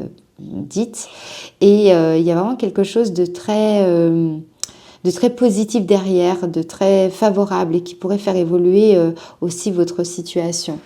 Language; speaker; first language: French; native; French